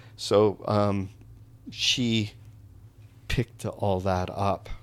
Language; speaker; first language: English; native; English